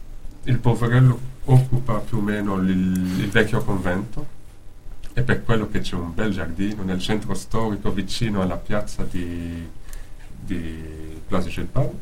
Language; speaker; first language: Italian; non-native, fluent; Dutch